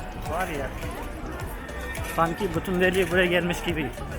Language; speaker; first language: Turkish; non-native, fluent; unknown